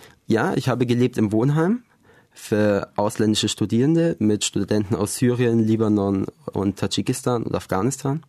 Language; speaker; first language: German; native; German